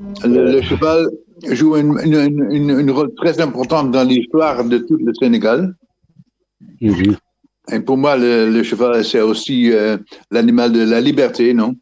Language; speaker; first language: French; non-native, fluent; Dutch